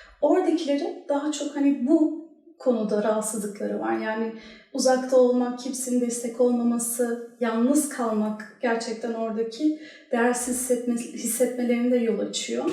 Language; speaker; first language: Turkish; early bilingual, heritage; Turkish